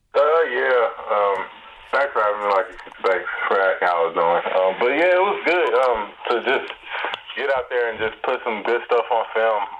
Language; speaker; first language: English; native; English